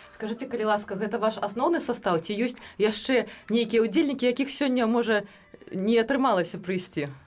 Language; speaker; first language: Belarusian; native; Belarusian